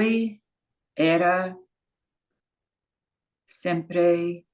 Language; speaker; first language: Italian; non-native, learner; English